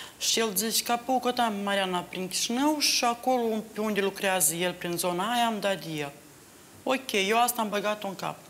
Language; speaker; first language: Romanian; native; Romanian